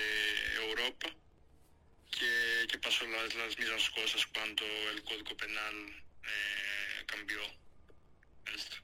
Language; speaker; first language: Spanish; non-native, fluent; Greek